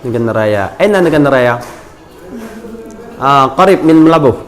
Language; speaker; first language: Arabic; non-native, fluent; Indonesian